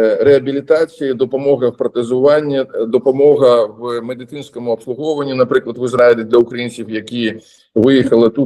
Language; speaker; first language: Ukrainian; non-native, local second language; Russian